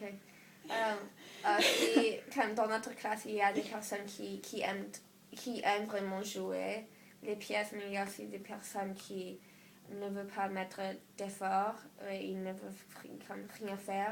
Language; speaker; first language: French; non-native, learner; English